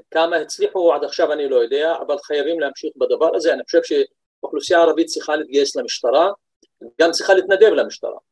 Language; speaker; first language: Hebrew; non-native, local second language; Arabic